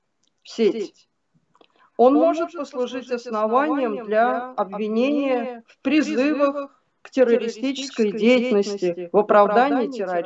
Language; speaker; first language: Russian; native; Russian